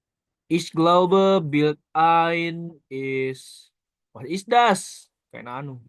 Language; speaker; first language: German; non-native, learner; Indonesian